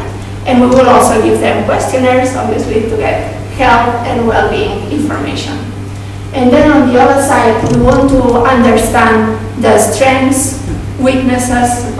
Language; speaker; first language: English; non-native, fluent; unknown